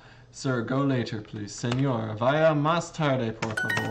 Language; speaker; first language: Spanish; non-native, learner; English